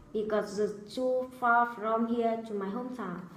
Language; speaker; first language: English; non-native, learner; Vietnamese